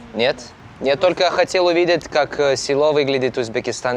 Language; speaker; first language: Russian; non-native, learner; Lithuanian